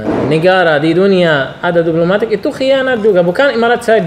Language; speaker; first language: Indonesian; non-native, learner; Arabic